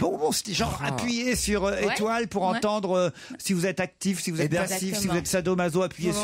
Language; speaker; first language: French; native; French